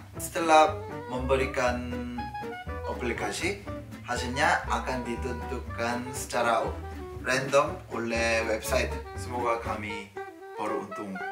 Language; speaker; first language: Indonesian; non-native, fluent; Korean